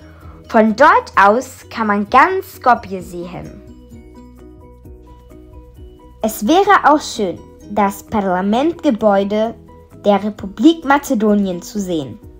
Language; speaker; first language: German; non-native, fluent; Macedonian